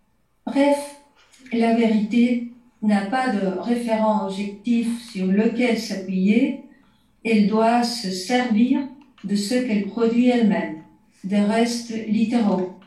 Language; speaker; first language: French; native; French